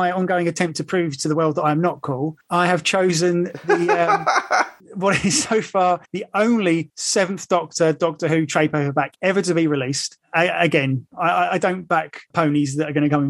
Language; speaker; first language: English; native; English